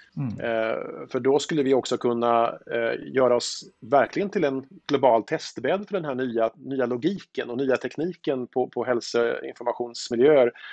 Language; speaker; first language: Swedish; native; Swedish